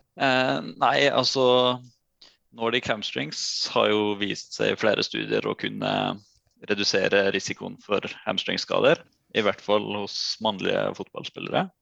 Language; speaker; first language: Norwegian; native; Norwegian